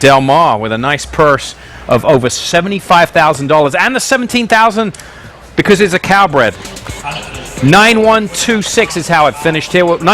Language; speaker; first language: English; native; English